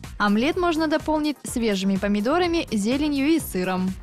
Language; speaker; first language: Russian; native; Russian